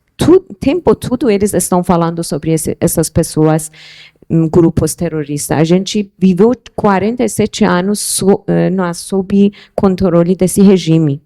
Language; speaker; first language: Portuguese; non-native, fluent; Persian